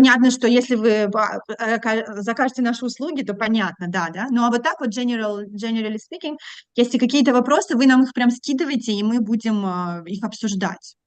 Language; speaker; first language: Russian; native; Russian